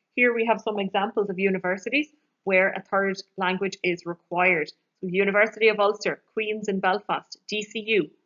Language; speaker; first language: English; native; English